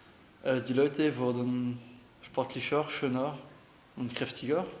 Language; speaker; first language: German; non-native, learner; French